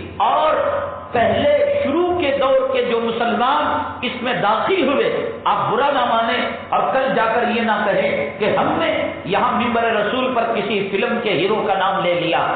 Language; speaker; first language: Urdu; native; Urdu